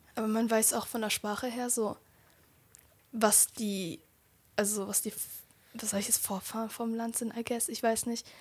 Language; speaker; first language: German; native; German